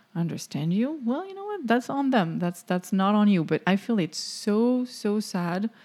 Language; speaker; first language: English; non-native, fluent; French